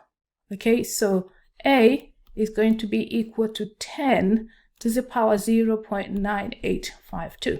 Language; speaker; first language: English; non-native, local second language; Swahili